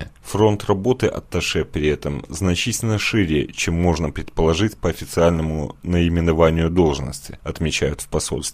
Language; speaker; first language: Russian; native; Russian